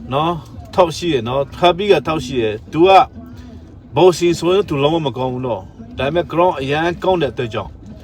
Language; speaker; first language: Burmese; non-native, local second language; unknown